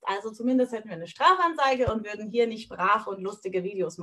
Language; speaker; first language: German; native; German